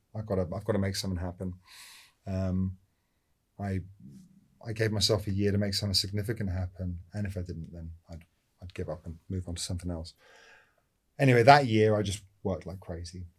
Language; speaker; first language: English; native; English